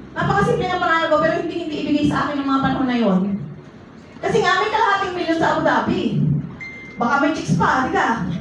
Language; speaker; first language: Filipino; native; Filipino